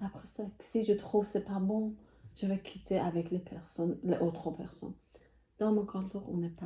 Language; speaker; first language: French; non-native, learner; Persian